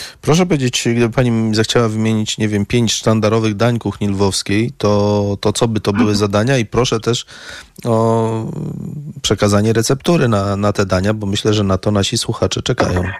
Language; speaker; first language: Polish; native; Polish